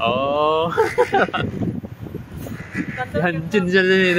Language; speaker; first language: Chinese; non-native, learner; Indonesian